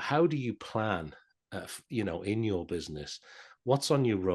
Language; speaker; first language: English; native; English